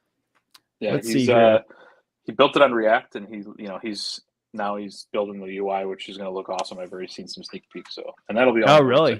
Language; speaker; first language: English; native; English